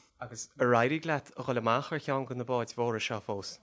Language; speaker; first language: Irish; native; Irish